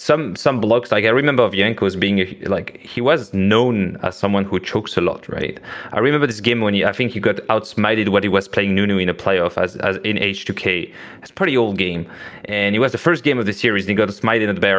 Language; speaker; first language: English; non-native, fluent; French